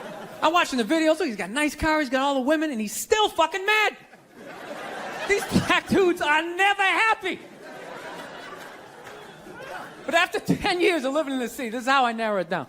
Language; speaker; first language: English; native; English